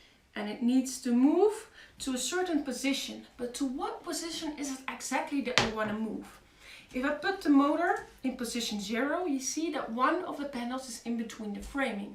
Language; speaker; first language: English; non-native, fluent; Dutch